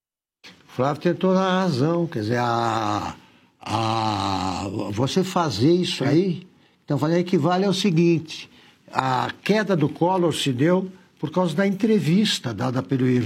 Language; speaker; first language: Portuguese; native; Portuguese